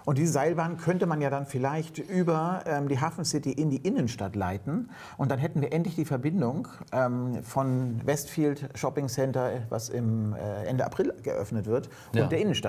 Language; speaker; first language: German; native; German